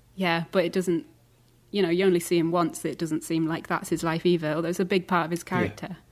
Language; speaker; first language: English; native; English